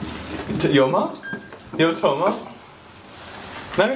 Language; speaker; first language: Chinese; non-native, fluent; English